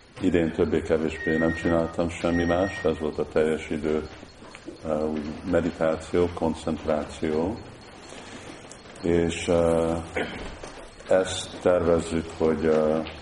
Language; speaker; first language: Hungarian; early bilingual, heritage; Hungarian